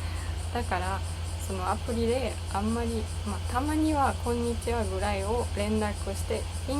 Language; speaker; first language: Japanese; non-native, learner; German